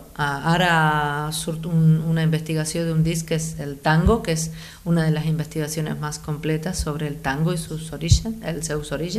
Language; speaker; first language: Catalan; non-native, fluent; Spanish